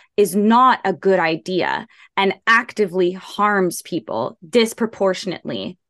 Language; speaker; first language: English; native; English